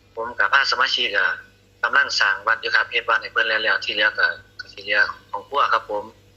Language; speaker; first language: Thai; native; Thai